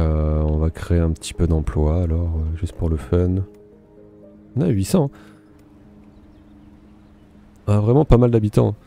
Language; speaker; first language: French; native; French